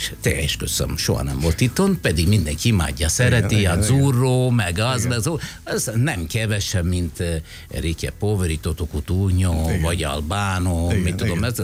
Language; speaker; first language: Hungarian; non-native, fluent; Italian